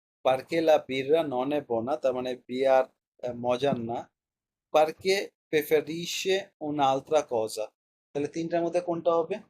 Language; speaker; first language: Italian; non-native, learner; Bangla